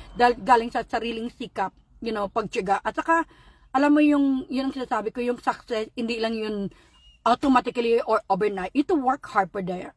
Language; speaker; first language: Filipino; non-native, local second language; Hiligaynon